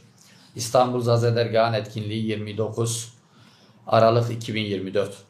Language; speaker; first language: Turkish; native; Turkish